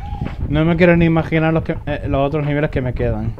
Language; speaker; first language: Spanish; native; Spanish